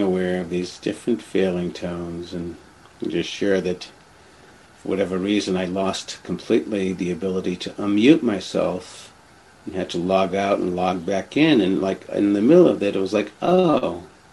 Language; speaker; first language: English; native; English